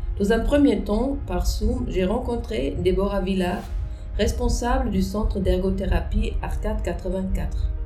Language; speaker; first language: French; non-native, local second language; German